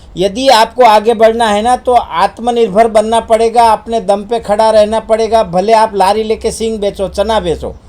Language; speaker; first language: Hindi; non-native, local second language; Gujarati